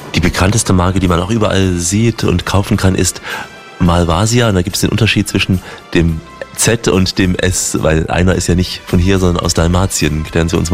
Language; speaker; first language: German; native; German